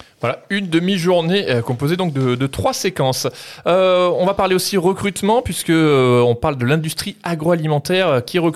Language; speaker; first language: French; native; French